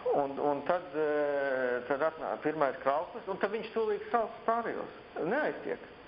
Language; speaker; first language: Latvian; early bilingual, heritage; Latvian